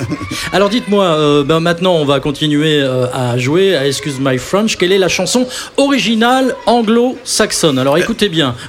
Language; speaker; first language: French; native; French